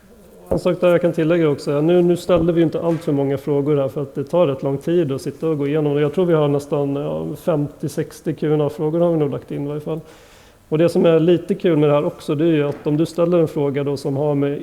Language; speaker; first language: Swedish; native; Swedish